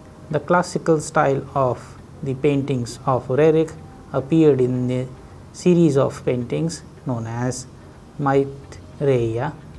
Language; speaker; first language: English; non-native, local second language; Hindi